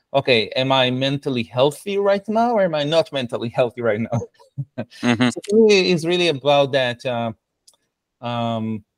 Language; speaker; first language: English; non-native, fluent; Hebrew